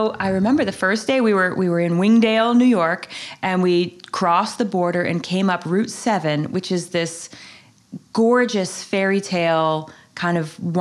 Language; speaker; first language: English; native; English